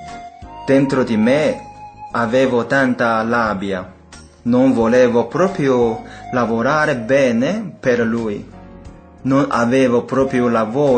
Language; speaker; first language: Italian; non-native, fluent; Chinese